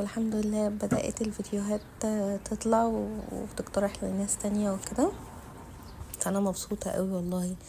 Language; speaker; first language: Arabic; native; Arabic